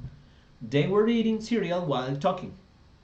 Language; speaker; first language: English; non-native, fluent; Spanish